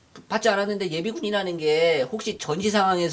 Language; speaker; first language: Korean; native; Korean